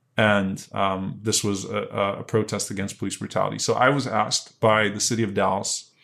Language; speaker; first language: English; native; English